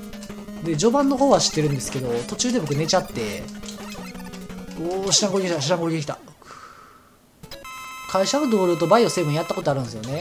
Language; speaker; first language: Japanese; native; Japanese